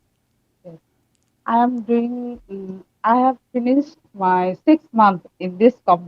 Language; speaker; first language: English; non-native, learner; Bangla